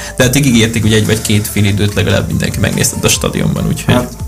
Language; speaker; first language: Hungarian; native; Hungarian